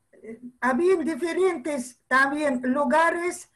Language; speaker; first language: Spanish; non-native, fluent; Russian